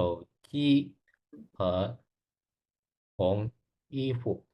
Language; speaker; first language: Chinese; non-native, learner; Indonesian